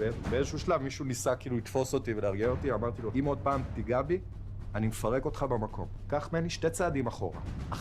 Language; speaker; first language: Hebrew; native; Hebrew